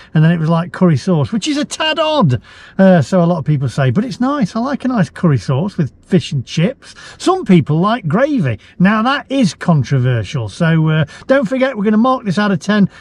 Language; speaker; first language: English; native; English